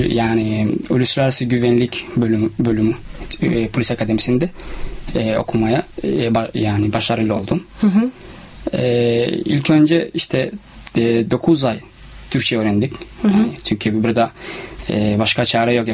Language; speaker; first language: Turkish; non-native, fluent; Somali